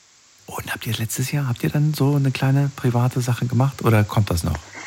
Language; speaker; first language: German; native; German